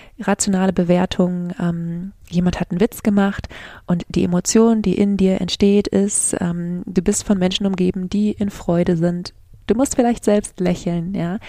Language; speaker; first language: German; native; German